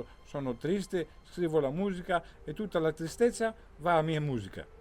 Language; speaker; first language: Italian; non-native, fluent; Greek